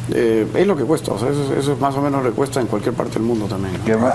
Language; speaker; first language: Spanish; native; Spanish